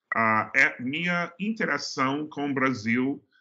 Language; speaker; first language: Portuguese; non-native, fluent; English